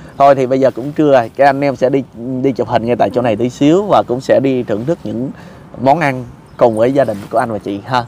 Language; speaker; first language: Vietnamese; native; Vietnamese